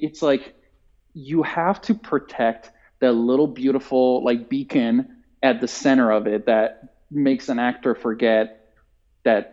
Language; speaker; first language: English; non-native, fluent; Italian